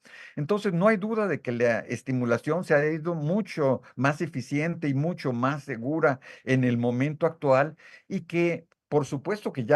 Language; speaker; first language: Spanish; native; Spanish